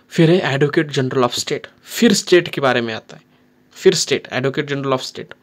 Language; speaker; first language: Hindi; non-native, local second language; Marathi